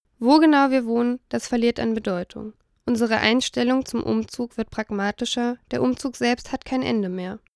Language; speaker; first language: German; native; German